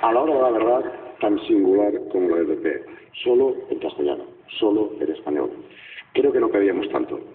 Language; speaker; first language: Spanish; non-native, local second language; Catalan